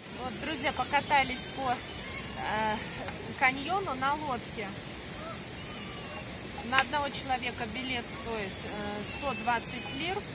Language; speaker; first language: Russian; native; Russian